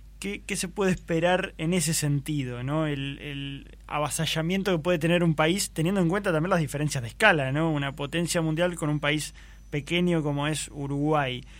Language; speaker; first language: Spanish; native; Spanish